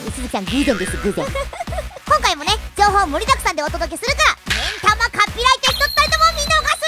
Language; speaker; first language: Japanese; native; Japanese